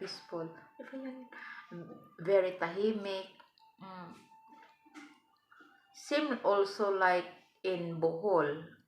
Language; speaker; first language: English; non-native, learner; Cebuano